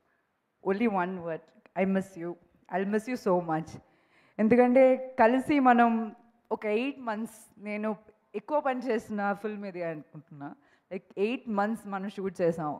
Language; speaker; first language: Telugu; non-native, local second language; Malayalam